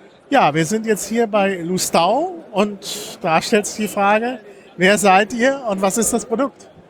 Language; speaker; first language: German; native; German